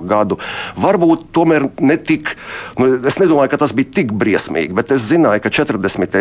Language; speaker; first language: Latvian; non-native, local second language; Russian